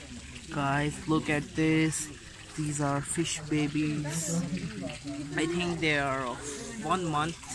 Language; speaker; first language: English; non-native, local second language; Urdu